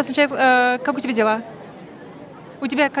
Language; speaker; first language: Russian; non-native, local second language; Kazakh